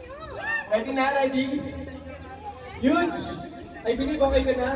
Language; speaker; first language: Filipino; native; Filipino